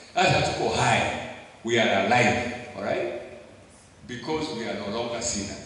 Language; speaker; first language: English; non-native, local second language; Swahili